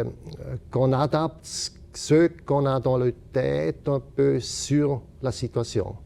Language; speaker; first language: French; non-native, fluent; German